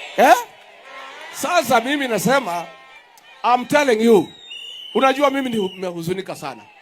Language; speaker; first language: Swahili; non-native, local second language; Kikuyu